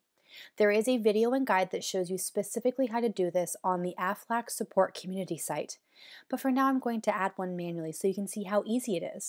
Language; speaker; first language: English; native; English